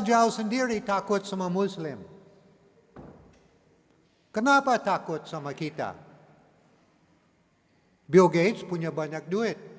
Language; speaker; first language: Indonesian; non-native, learner; English